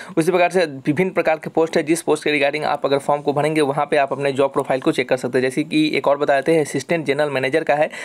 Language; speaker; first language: Hindi; native; Hindi